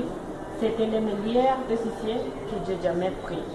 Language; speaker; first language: French; non-native, learner; Spanish